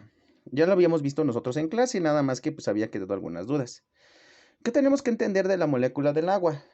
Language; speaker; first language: Spanish; native; Spanish